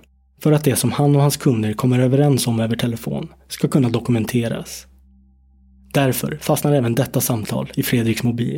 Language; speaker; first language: Swedish; native; Swedish